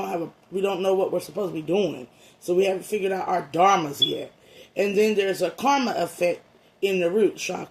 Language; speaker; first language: English; native; English